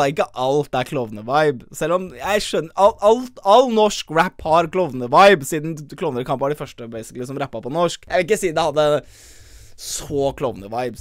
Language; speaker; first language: Norwegian; early bilingual, other home language; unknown